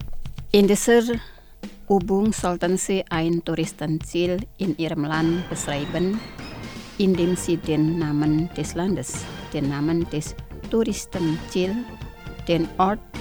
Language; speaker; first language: German; non-native, fluent; Indonesian